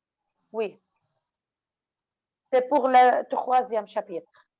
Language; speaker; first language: French; non-native, fluent; Arabic